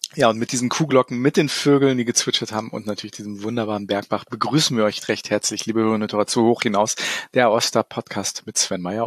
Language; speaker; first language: German; native; German